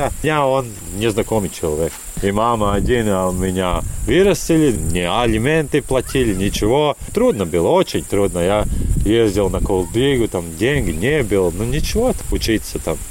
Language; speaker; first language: Russian; non-native, local second language; Latvian